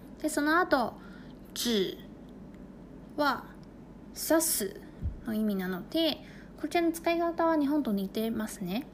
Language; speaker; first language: Japanese; non-native, fluent; Chinese